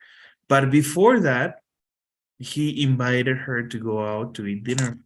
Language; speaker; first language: English; non-native, fluent; Spanish